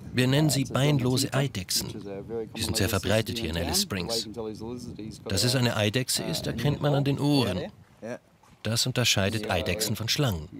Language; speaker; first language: German; non-native, fluent; English